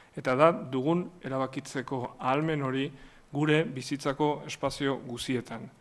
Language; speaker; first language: Basque; non-native, local second language; Spanish